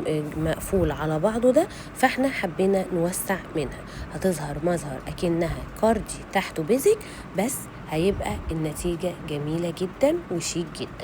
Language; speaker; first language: Arabic; native; Arabic